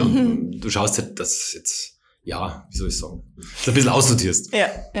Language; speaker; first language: German; native; German